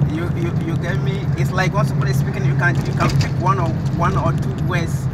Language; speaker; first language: English; non-native, local second language; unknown